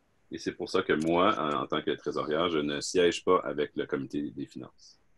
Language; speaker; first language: French; native; French